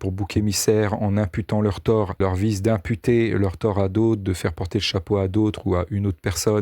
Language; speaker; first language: French; native; French